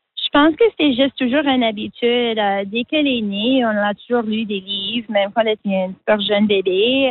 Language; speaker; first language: French; non-native, local second language; English